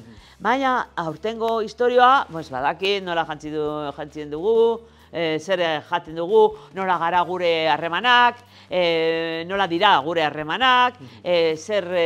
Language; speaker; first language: Basque; non-native, local second language; Spanish